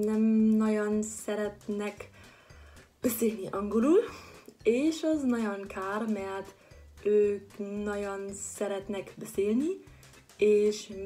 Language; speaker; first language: Hungarian; non-native, learner; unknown